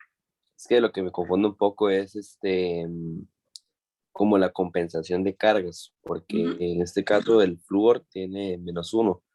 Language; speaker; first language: Spanish; native; Spanish